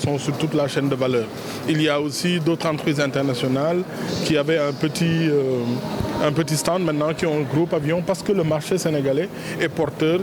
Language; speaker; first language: French; non-native, local second language; Wolof